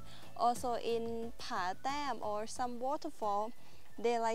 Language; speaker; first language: English; non-native, learner; Thai